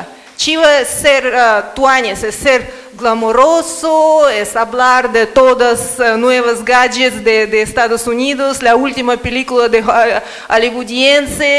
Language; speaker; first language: Spanish; non-native, learner; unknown